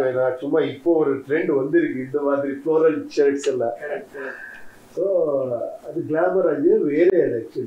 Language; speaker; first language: Tamil; non-native, learner; Kannada